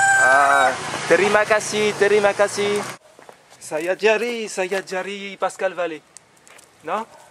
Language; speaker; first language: Indonesian; non-native, learner; French